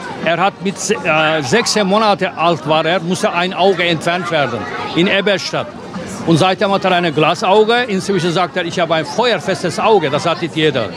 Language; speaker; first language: German; non-native, fluent; Turkish